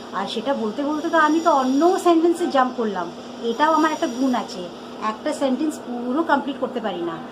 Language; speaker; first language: Bangla; non-native, local second language; Nepali